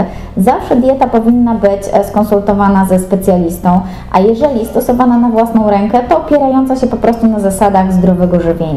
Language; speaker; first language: Polish; native; Polish